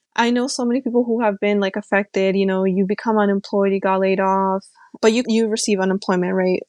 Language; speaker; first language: English; native; English